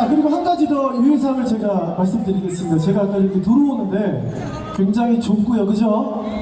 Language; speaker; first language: Korean; native; Korean